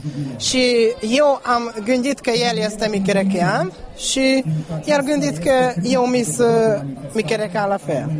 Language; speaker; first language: Romanian; non-native, learner; Hungarian